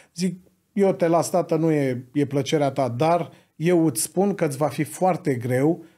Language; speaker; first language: Romanian; native; Romanian